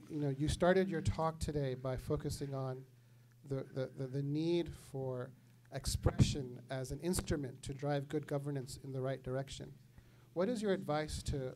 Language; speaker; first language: English; native; English